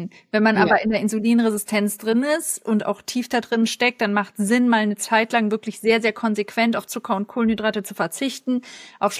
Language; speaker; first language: German; native; German